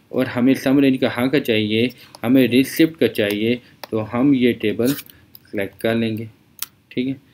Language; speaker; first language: Urdu; native; Urdu